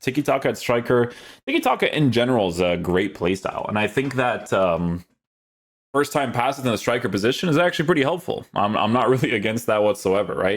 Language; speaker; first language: English; native; English